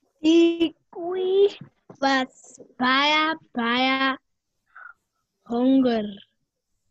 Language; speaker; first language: Afrikaans; non-native, local second language; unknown